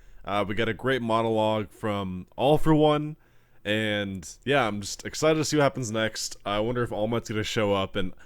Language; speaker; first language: English; native; English